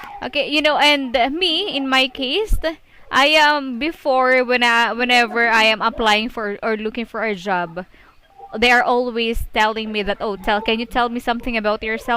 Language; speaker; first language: English; non-native, fluent; Filipino